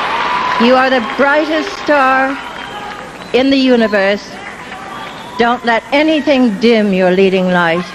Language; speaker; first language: English; native; English